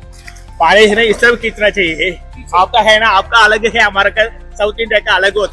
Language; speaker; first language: Hindi; non-native, learner; Tamil